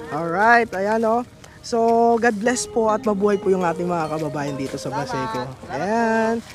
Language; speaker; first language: Filipino; native; Filipino